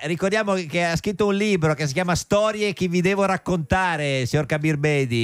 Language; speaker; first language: Italian; native; Italian